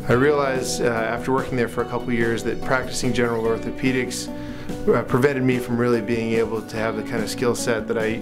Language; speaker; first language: English; native; English